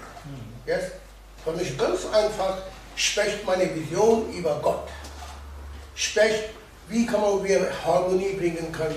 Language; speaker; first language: German; non-native, learner; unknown